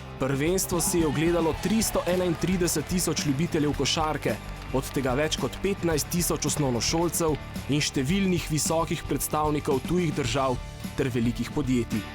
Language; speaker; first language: Slovenian; native; Slovenian